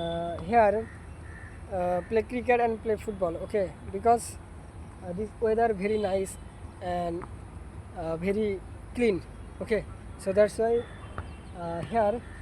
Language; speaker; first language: English; non-native, learner; Bangla